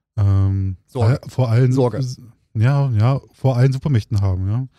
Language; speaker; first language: German; native; German